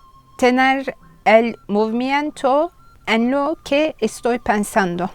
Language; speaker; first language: Spanish; non-native, fluent; Turkish